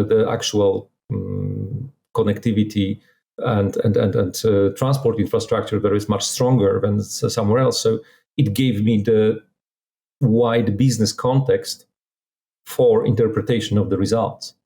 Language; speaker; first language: English; non-native, fluent; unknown